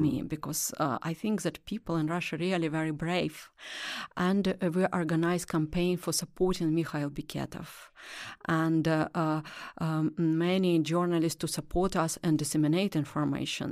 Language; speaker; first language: English; non-native, learner; Russian